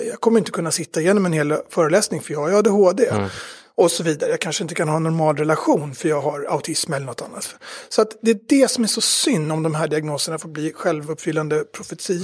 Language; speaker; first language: Swedish; native; Swedish